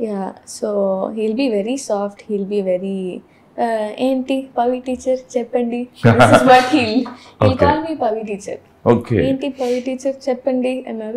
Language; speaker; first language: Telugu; non-native, learner; Tamil